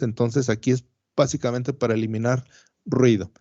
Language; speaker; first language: Spanish; native; Spanish